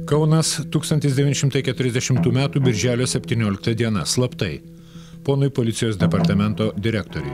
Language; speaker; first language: Lithuanian; native; Lithuanian